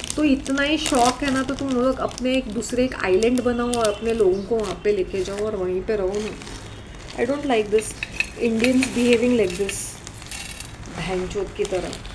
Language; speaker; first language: Hindi; native; Hindi